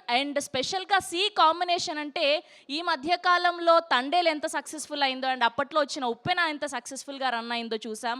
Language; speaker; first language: Telugu; native; Telugu